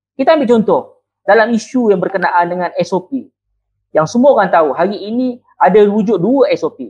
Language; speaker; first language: Malay; native; Malay